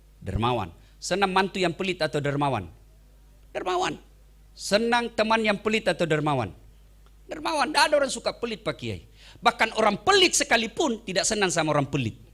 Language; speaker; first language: Indonesian; native; Indonesian